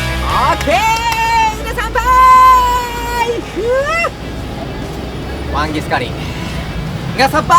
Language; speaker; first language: Indonesian; non-native, learner; Japanese